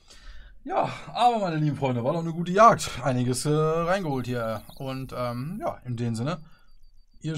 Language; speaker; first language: German; native; German